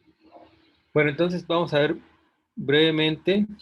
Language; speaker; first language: Spanish; native; Spanish